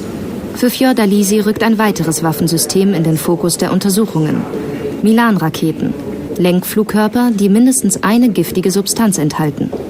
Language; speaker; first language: German; native; German